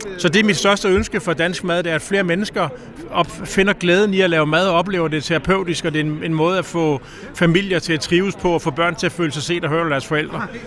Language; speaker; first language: Danish; native; Danish